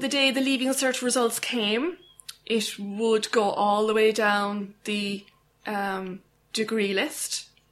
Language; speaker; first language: English; native; English